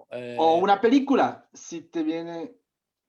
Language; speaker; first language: Spanish; non-native, fluent; Czech